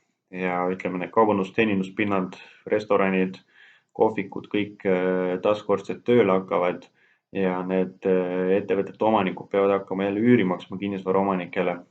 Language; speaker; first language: Estonian; native; Estonian